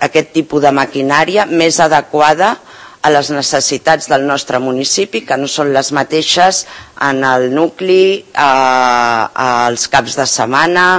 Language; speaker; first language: Catalan; native; Catalan